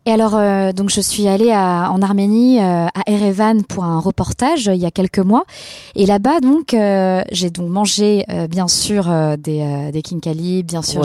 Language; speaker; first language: French; native; French